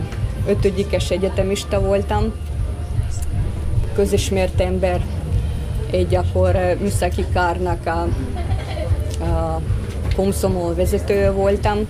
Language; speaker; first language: Hungarian; non-native, fluent; Russian